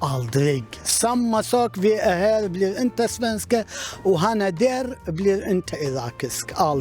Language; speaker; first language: Swedish; non-native, learner; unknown